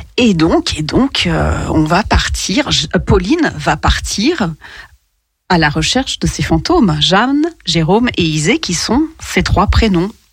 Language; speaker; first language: French; native; French